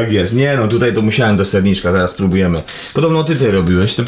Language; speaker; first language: Polish; native; Polish